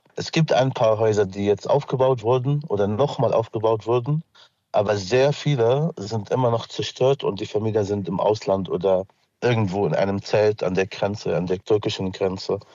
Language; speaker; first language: German; non-native, fluent; Arabic